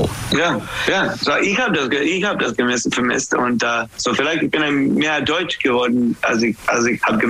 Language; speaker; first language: German; non-native, fluent; English